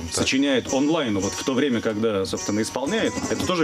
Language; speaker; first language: Russian; native; Russian